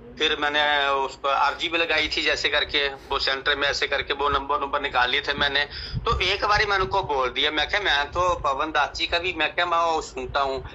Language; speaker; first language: Hindi; non-native, local second language; Punjabi